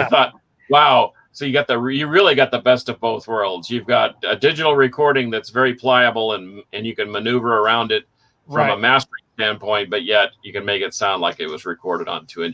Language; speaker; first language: English; native; English